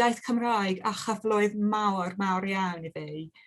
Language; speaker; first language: Welsh; non-native, learner; English